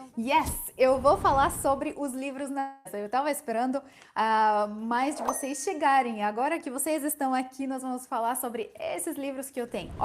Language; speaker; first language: Portuguese; non-native, fluent; Ukrainian